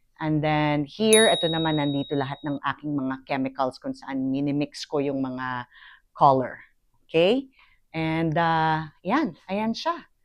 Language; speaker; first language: Filipino; native; Filipino